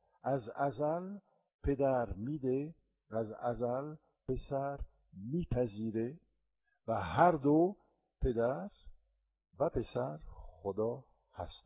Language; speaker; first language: Persian; non-native, fluent; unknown